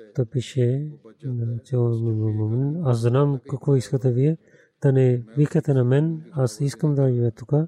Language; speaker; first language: Bulgarian; non-native, learner; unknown